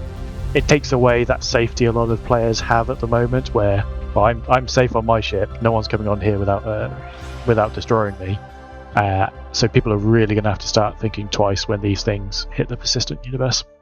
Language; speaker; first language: English; native; English